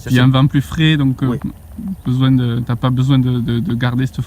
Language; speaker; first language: French; native; French